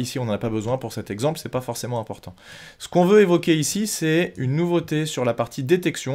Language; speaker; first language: French; native; French